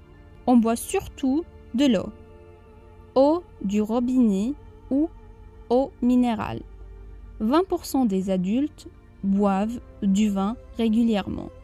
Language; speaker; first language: French; non-native, fluent; Arabic